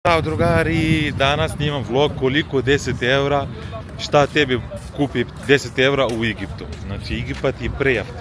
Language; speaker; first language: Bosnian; early bilingual, heritage; Bosnian